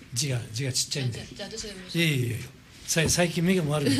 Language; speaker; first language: Japanese; native; Japanese